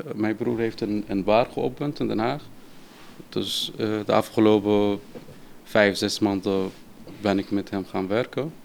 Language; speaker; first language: Dutch; non-native, fluent; Arabic